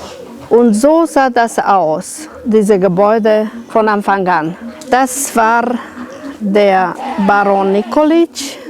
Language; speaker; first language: German; non-native, local second language; Romanian